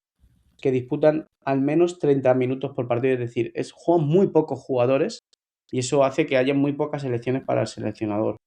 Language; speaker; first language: Spanish; native; Spanish